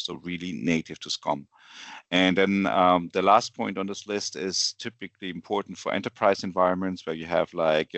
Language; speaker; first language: English; non-native, fluent; German